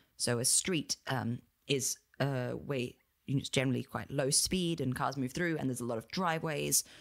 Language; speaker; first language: English; native; English